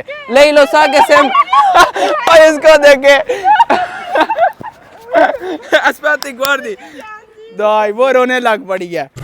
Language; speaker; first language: Italian; non-native, learner; Urdu